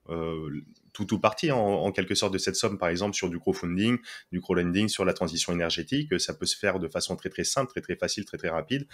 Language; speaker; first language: French; native; French